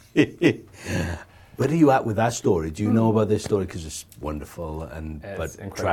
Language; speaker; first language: English; native; English